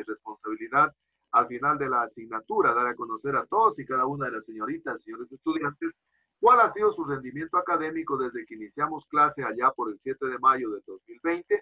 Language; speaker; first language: Spanish; native; Spanish